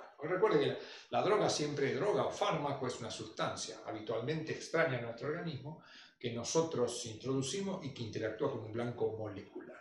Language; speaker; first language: Spanish; native; Spanish